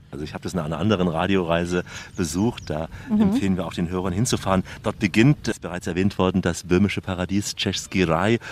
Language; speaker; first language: German; native; German